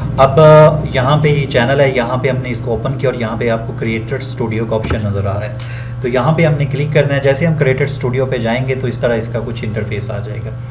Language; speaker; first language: Urdu; native; Urdu